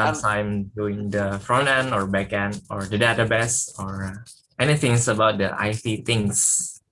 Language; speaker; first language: English; non-native, learner; Indonesian